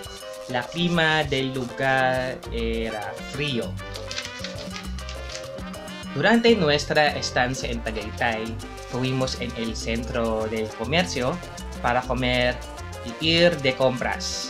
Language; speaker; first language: Spanish; non-native, learner; Filipino